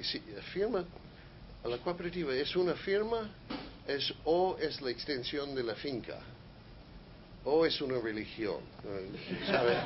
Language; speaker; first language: Spanish; non-native, fluent; English